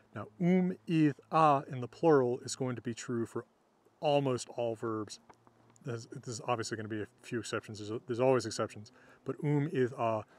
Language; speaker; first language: English; native; English